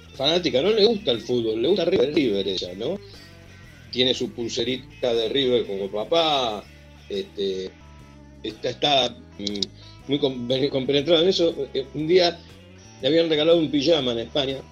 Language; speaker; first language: Spanish; native; Spanish